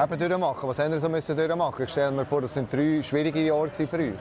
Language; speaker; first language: German; native; German